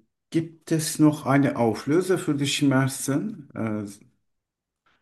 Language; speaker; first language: German; non-native, learner; Turkish